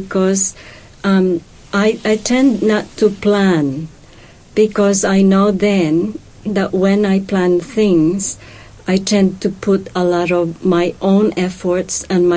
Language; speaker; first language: English; non-native, local second language; Hiligaynon